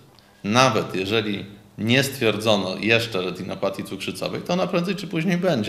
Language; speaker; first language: Polish; native; Polish